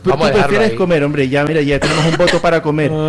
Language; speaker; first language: Spanish; native; Spanish